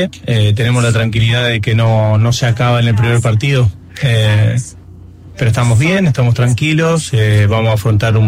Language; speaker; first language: Spanish; native; Spanish